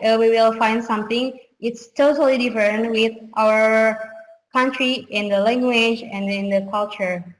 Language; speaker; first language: English; non-native, learner; Indonesian